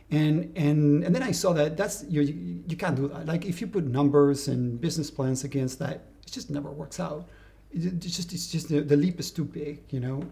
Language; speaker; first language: English; non-native, fluent; Spanish